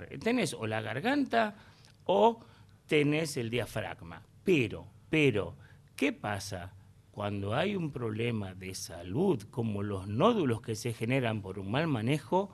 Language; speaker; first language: Spanish; native; Spanish